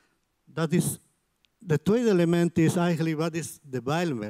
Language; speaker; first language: Dutch; non-native, fluent; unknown